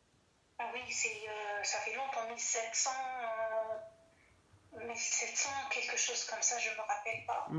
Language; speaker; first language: French; non-native, fluent; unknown